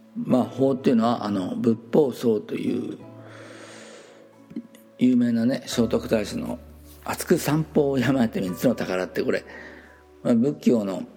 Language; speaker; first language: Japanese; native; Japanese